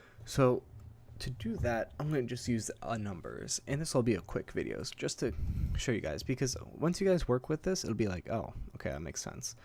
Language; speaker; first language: English; native; English